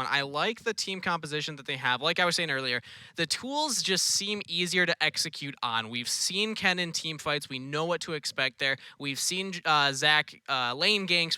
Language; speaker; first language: English; native; English